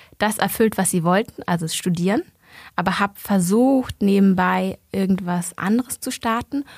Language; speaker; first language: German; early bilingual, other home language; Vietnamese